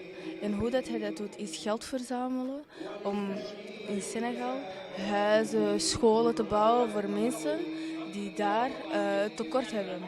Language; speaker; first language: Dutch; early bilingual, other home language; Wolof